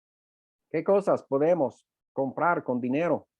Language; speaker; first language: Spanish; non-native, fluent; English